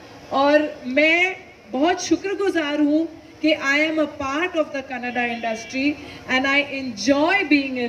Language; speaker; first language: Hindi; native; Hindi